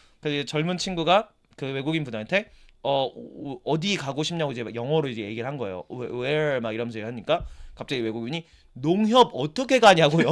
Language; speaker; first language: Korean; early bilingual, heritage; Korean